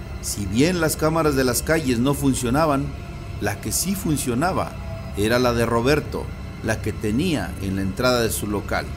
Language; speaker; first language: Spanish; native; Spanish